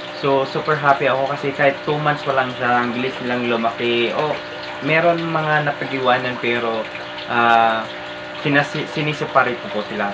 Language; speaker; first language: Filipino; non-native, local second language; Cebuano